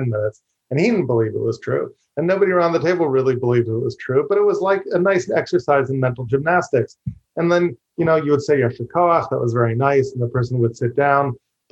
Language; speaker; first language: English; native; English